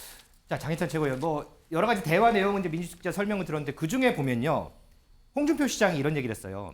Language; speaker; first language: Korean; native; Korean